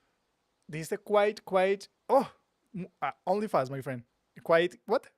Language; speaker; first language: English; non-native, learner; Spanish